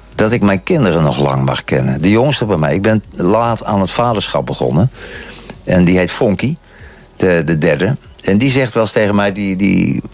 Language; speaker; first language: Dutch; native; Dutch